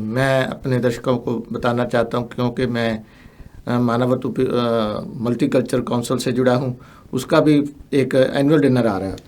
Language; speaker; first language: Hindi; non-native, local second language; Punjabi